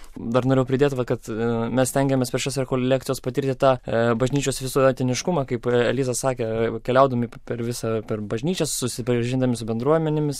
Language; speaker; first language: Lithuanian; non-native, local second language; Polish